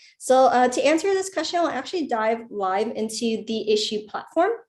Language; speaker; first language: English; native; English